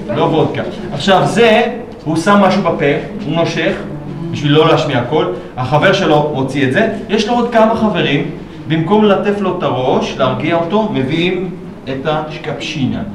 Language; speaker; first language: Hebrew; non-native, local second language; Adyghe